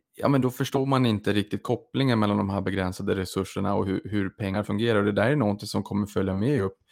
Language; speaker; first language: Swedish; native; Swedish